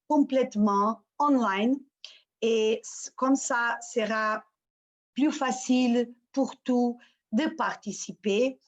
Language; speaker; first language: French; non-native, fluent; Portuguese